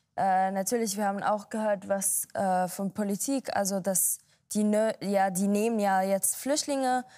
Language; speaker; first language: German; non-native, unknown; Arabic